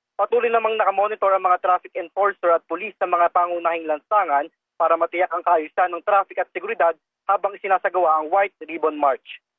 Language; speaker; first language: Filipino; native; Filipino